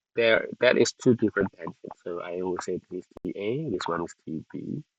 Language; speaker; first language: English; non-native, fluent; Indonesian